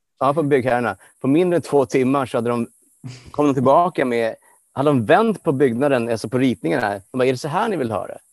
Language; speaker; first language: Swedish; non-native, fluent; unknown